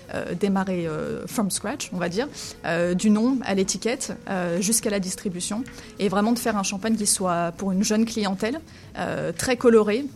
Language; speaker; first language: French; native; French